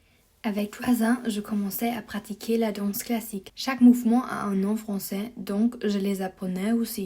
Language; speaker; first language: French; non-native, learner; German